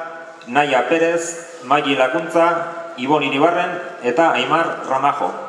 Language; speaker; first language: Basque; native; Basque